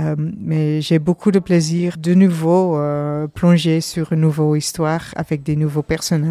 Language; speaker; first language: French; non-native, learner; Dutch